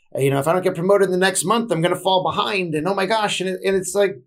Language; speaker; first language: English; native; English